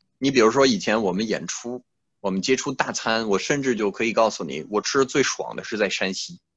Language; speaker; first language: Chinese; non-native, fluent; French